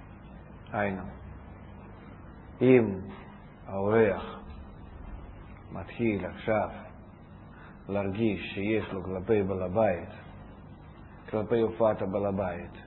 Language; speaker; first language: Hebrew; non-native, fluent; Russian